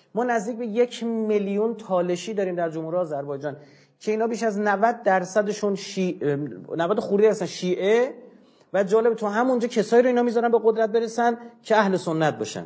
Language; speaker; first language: Persian; non-native, local second language; Azerbaijani